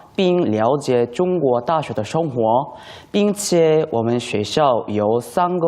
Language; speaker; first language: Chinese; non-native, learner; Korean